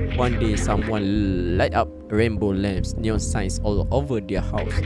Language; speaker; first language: English; non-native, local second language; Malay